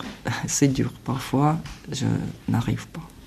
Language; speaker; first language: French; non-native, learner; Ukrainian